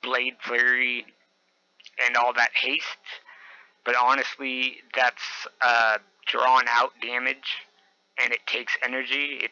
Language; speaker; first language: English; native; English